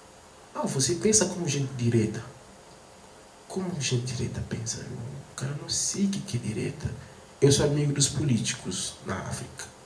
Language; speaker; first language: Portuguese; non-native, fluent; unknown